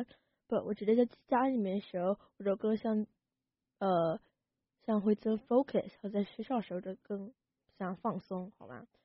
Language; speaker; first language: Chinese; early bilingual, heritage; Chinese